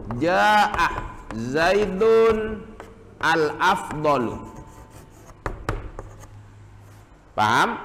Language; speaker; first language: Arabic; non-native, fluent; Madurese